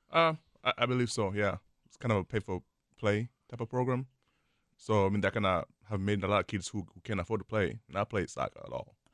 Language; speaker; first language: English; non-native, local second language; Swahili